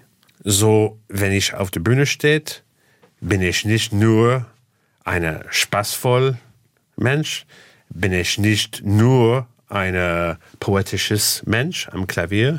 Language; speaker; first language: German; non-native, fluent; English